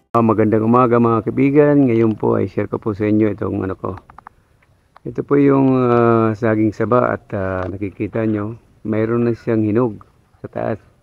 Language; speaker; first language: Filipino; non-native, local second language; Waray